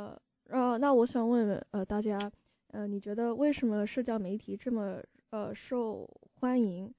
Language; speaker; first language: Chinese; early bilingual, heritage; Chinese